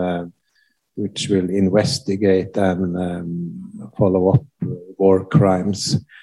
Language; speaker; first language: English; non-native, fluent; Norwegian